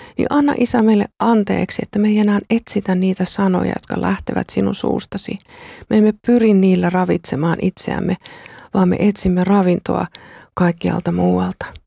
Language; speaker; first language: Finnish; native; Finnish